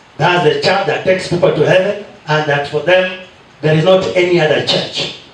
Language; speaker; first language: English; non-native, local second language; Swahili